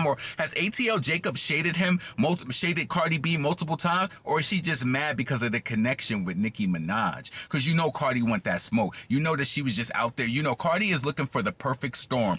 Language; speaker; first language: English; native; English